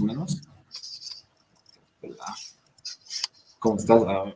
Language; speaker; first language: Spanish; native; Spanish